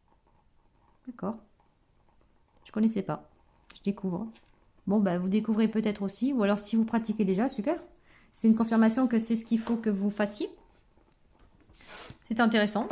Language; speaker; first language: French; native; French